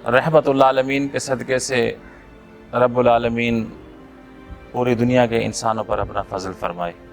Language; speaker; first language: Urdu; non-native, local second language; Punjabi